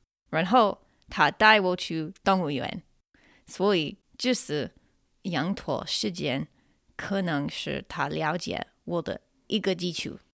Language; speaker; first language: Chinese; non-native, fluent; English